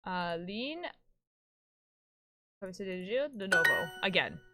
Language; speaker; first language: Portuguese; non-native, learner; English